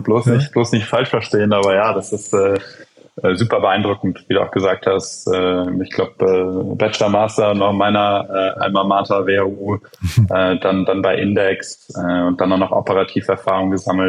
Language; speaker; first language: German; native; German